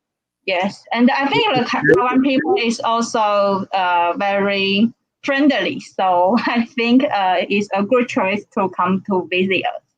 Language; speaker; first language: English; non-native, learner; Chinese